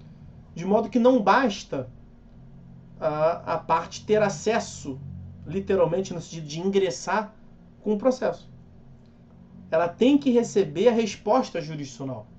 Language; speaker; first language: Portuguese; native; Portuguese